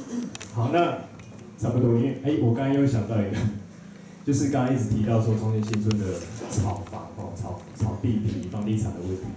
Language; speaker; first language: Chinese; native; Chinese